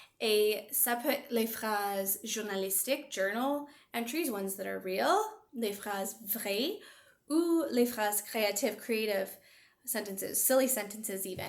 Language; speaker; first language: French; non-native, learner; English